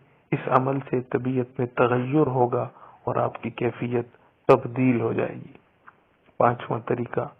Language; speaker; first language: Urdu; native; Urdu